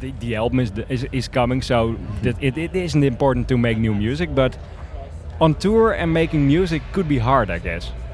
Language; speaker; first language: English; non-native, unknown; Dutch